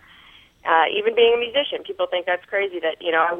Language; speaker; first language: English; native; English